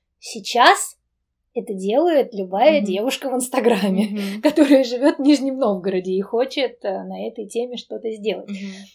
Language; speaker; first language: Russian; native; Russian